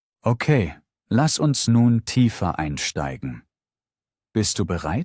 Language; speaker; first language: German; native; German